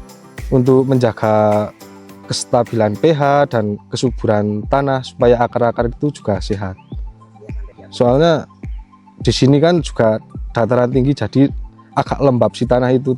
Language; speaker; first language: Indonesian; non-native, local second language; Javanese